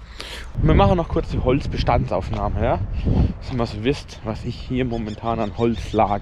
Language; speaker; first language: German; native; German